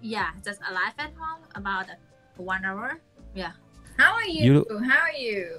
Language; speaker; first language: English; non-native, learner; Thai